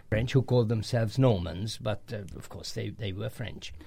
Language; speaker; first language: English; non-native, fluent; Hungarian